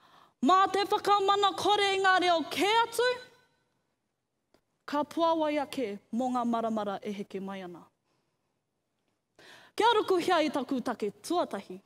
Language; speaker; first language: Māori; non-native, local second language; English